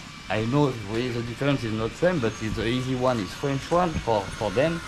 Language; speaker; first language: English; non-native, learner; French